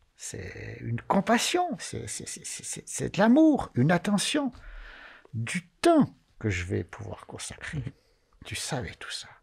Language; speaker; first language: French; native; French